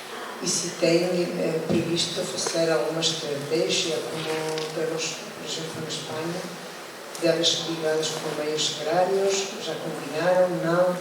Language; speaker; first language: Portuguese; non-native, learner; Spanish